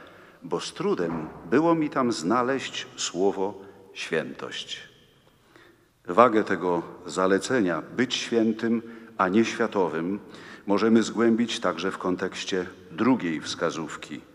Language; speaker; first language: Polish; native; Polish